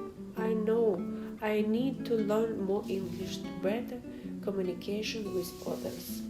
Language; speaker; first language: English; non-native, learner; Russian